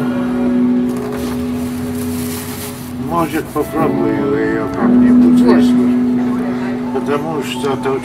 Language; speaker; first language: Russian; non-native, local second language; Lithuanian